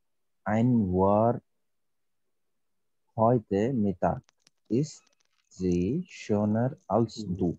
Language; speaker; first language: German; non-native, learner; Bangla